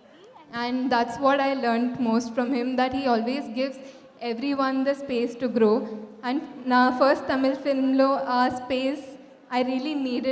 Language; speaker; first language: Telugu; non-native, fluent; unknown